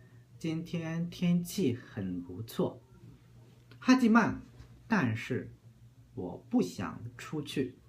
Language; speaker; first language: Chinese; non-native, fluent; Korean